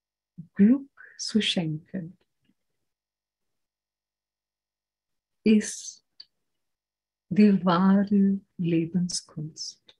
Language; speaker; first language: German; non-native, fluent; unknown